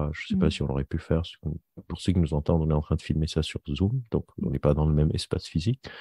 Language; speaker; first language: French; non-native, local second language; Arabic